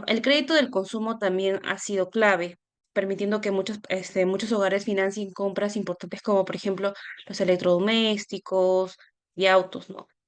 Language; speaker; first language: Spanish; native; Spanish